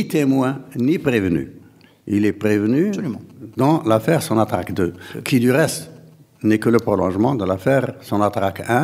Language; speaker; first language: French; non-native, local second language; Arabic